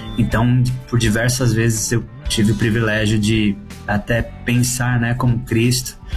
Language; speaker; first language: Portuguese; native; Portuguese